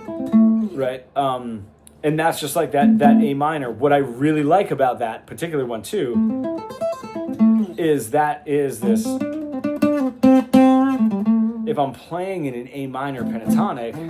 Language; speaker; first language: English; native; English